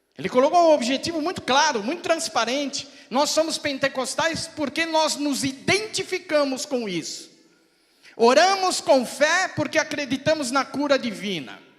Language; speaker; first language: Portuguese; native; Portuguese